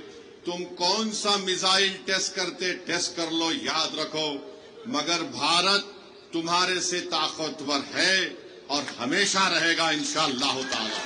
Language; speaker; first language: Urdu; native; Urdu